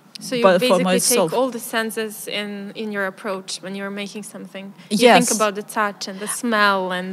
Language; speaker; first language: English; non-native, fluent; Serbian